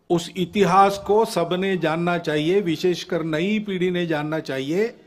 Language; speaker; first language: Hindi; non-native, local second language; Marathi